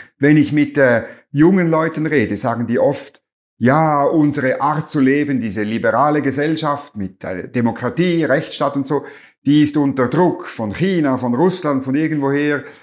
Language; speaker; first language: German; native; German